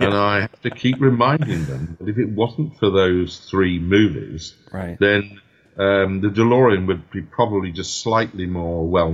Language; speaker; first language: English; native; English